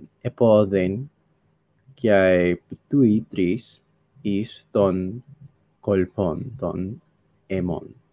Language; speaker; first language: Greek; non-native, learner; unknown